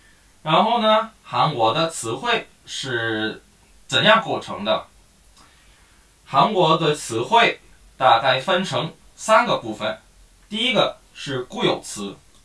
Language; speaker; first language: Chinese; non-native, fluent; Korean